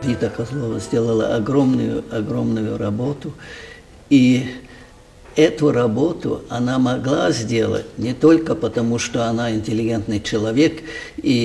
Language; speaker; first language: Russian; non-native, fluent; German